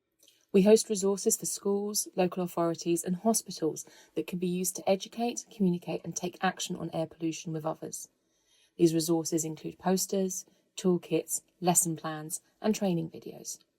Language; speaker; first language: English; native; English